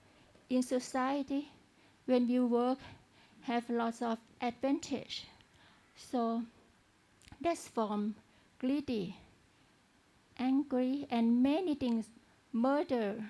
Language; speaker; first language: English; non-native, learner; Thai